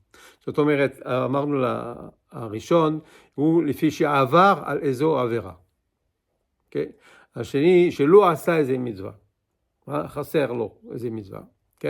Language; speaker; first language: Hebrew; non-native, fluent; English